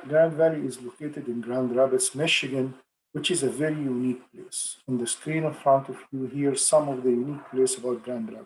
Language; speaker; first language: English; non-native, fluent; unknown